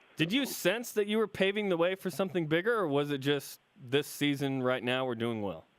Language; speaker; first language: English; native; English